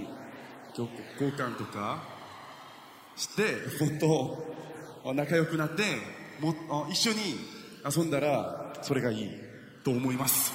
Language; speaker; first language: Japanese; non-native, fluent; Korean